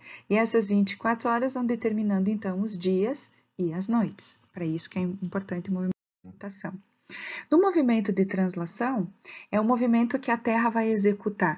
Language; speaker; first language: Portuguese; native; Portuguese